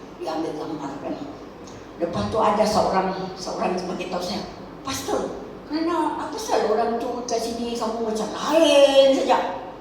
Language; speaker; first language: Malay; non-native, local second language; Chinese